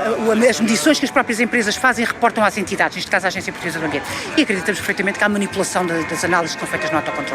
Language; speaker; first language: Portuguese; native; Portuguese